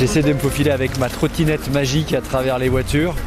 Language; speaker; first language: French; native; French